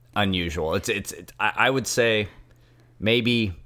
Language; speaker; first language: English; native; English